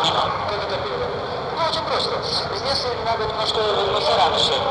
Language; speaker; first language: Russian; non-native, fluent; Lithuanian